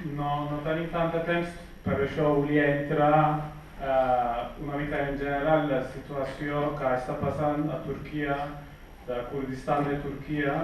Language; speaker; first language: Catalan; non-native, fluent; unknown